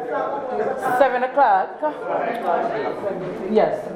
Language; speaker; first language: English; non-native, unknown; Haitian Creole